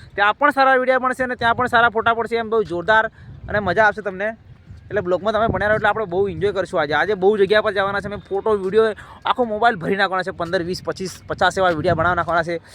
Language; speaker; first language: Gujarati; non-native, local second language; Bhili